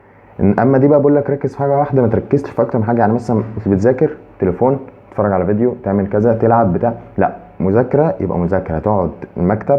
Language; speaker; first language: Arabic; native; Arabic